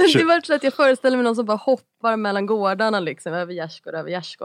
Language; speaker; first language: Swedish; native; Swedish